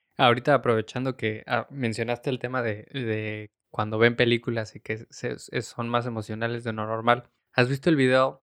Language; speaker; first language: Spanish; native; Spanish